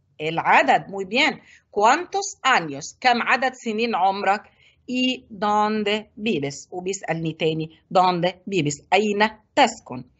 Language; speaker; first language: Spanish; non-native, fluent; Arabic